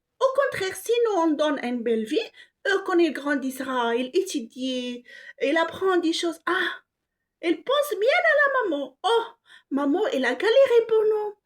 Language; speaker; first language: French; non-native, local second language; Arabic